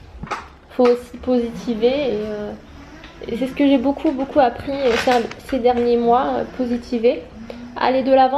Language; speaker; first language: French; native; French